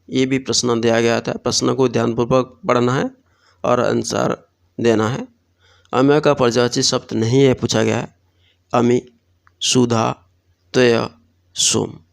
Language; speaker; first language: Hindi; non-native, local second language; Odia